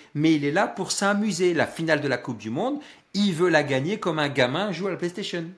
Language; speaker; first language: French; native; French